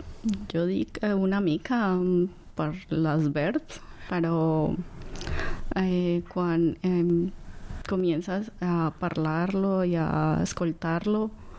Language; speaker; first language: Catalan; non-native, learner; Spanish